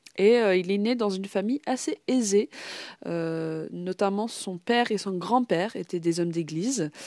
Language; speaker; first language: French; non-native, fluent; English